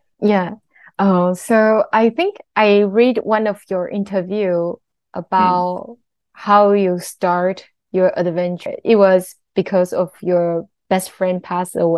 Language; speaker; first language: English; non-native, learner; Chinese